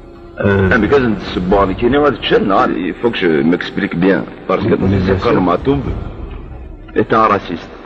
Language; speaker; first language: French; non-native, local second language; Kabyle